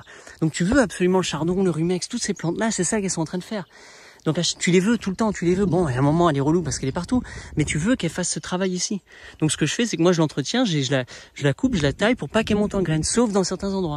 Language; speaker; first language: French; native; French